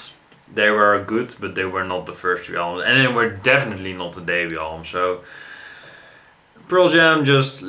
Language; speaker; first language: English; non-native, fluent; Dutch